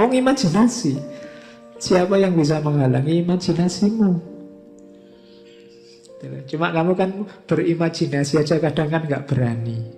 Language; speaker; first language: Indonesian; native; Indonesian